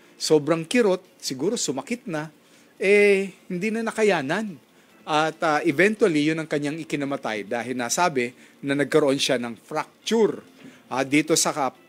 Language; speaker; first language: Filipino; non-native, local second language; Bikol